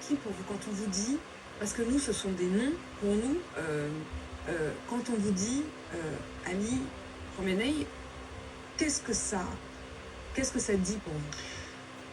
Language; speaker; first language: French; native; French